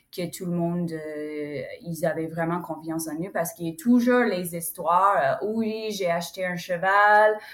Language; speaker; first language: French; non-native, fluent; English